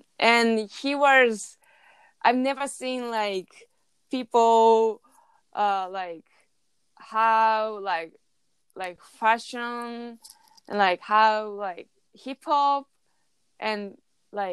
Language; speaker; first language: English; non-native, learner; Japanese